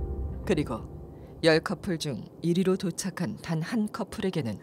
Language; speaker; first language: Korean; native; Korean